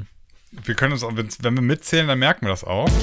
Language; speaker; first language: German; native; German